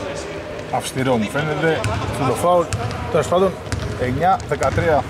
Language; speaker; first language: Greek; native; Greek